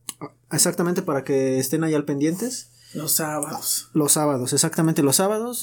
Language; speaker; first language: Spanish; native; Spanish